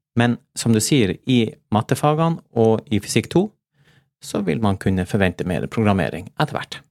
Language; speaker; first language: Norwegian; native; Norwegian